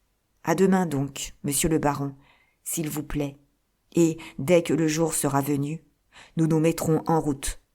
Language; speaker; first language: French; native; French